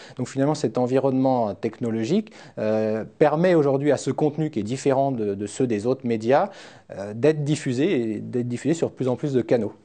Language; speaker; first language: French; native; French